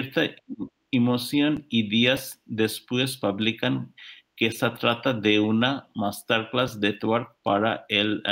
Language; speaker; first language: Spanish; non-native, learner; English